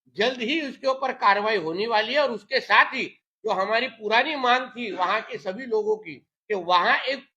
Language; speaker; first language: Hindi; non-native, local second language; Marathi